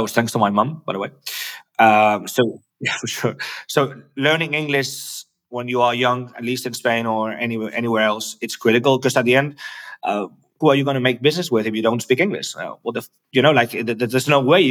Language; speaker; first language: English; non-native, fluent; Spanish